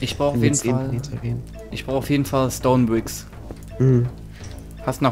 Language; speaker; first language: German; native; German